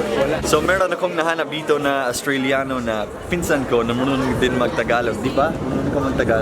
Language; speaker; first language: Filipino; non-native, fluent; English